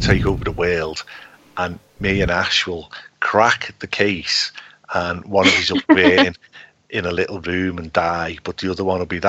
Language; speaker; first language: English; native; English